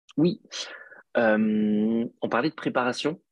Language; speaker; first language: French; native; French